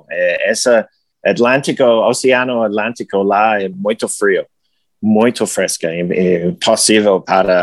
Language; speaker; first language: Portuguese; non-native, learner; English